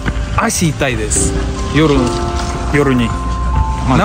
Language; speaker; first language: Japanese; non-native, learner; Russian